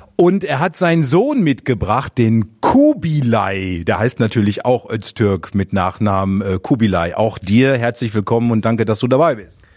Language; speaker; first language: German; native; German